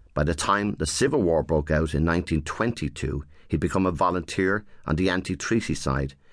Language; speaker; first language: English; native; English